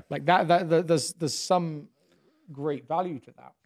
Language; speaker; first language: English; native; English